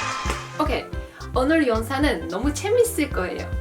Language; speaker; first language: Korean; non-native, fluent; Azerbaijani